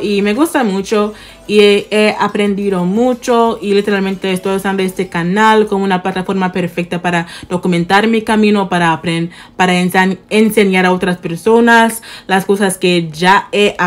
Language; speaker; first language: Spanish; non-native, fluent; English